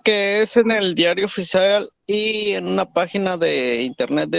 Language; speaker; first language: Spanish; native; Spanish